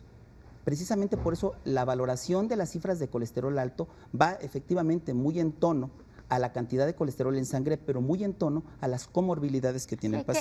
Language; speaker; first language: Spanish; native; Spanish